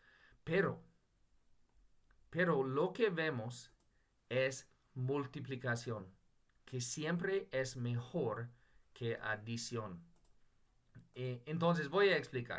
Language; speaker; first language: Spanish; non-native, fluent; English